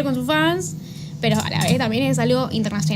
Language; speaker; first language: Spanish; native; Spanish